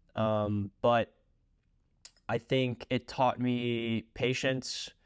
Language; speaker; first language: English; native; English